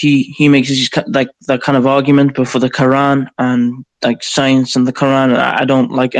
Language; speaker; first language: English; native; English